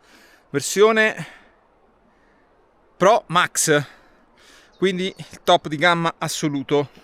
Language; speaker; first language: Italian; native; Italian